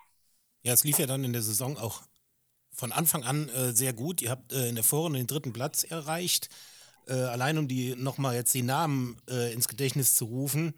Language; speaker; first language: German; native; German